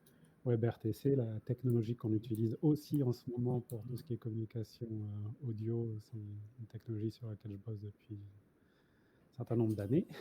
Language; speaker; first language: French; native; French